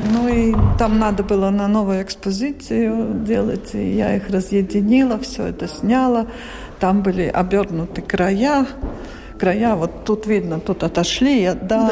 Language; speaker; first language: Russian; non-native, local second language; Latvian